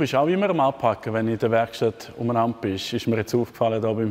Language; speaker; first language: German; native; German